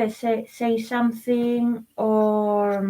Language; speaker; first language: English; non-native, learner; Spanish